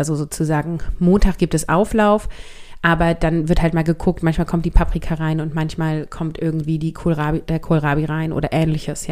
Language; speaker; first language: German; native; German